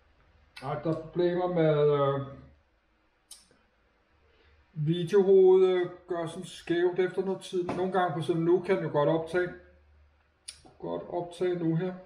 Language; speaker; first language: Danish; native; Danish